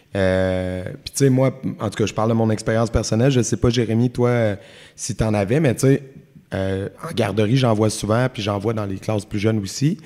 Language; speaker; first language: French; native; French